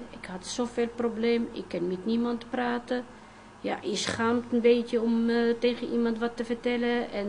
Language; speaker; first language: Dutch; non-native, fluent; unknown